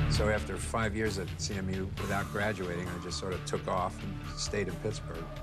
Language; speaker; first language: English; native; English